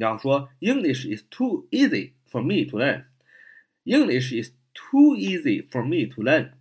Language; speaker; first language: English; non-native, fluent; Chinese